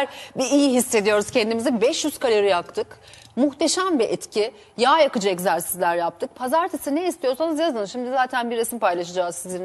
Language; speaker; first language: Turkish; native; Turkish